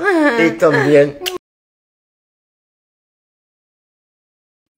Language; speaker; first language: Spanish; non-native, learner; French